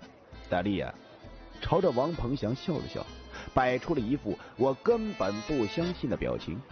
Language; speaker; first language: Chinese; native; Chinese